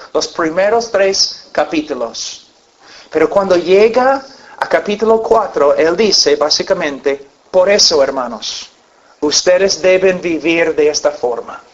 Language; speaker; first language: Spanish; non-native, fluent; English